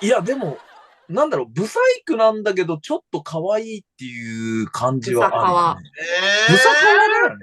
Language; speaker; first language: Japanese; native; Japanese